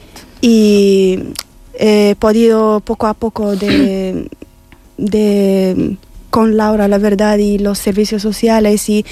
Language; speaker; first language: Spanish; non-native, learner; Arabic